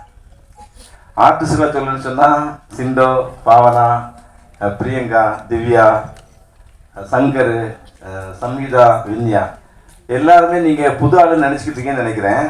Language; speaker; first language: Tamil; native; Tamil